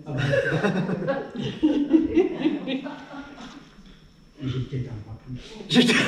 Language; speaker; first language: French; native; French